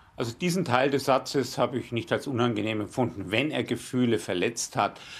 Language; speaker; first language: German; native; German